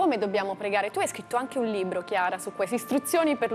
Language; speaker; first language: Italian; native; Italian